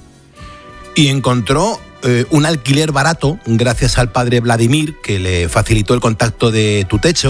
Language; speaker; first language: Spanish; native; Spanish